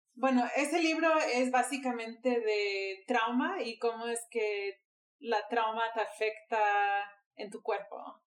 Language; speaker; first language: Spanish; early bilingual, heritage; Spanish